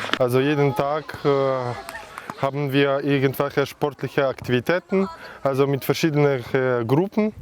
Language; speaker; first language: German; non-native, local second language; Ukrainian